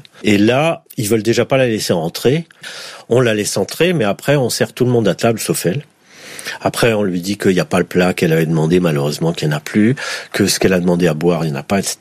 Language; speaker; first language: French; native; French